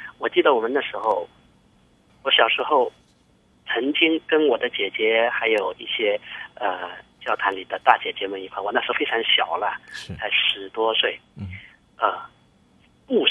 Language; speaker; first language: Chinese; native; Chinese